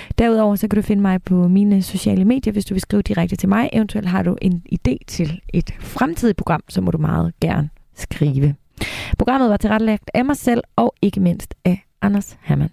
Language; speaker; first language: Danish; native; Danish